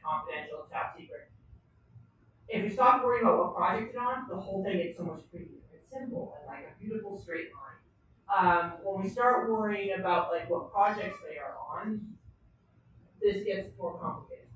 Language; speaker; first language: English; native; English